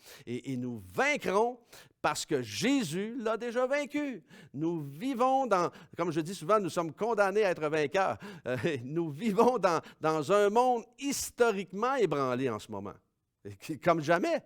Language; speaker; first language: French; native; French